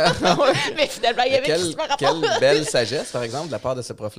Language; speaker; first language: French; native; French